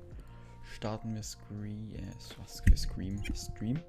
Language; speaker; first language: German; native; German